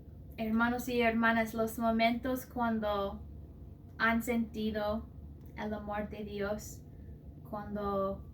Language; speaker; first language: Spanish; non-native, fluent; English